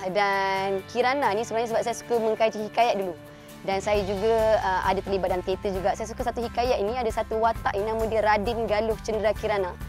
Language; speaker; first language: Malay; native; Malay